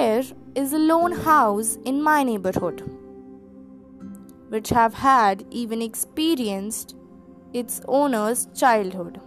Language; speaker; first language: English; non-native, local second language; Hindi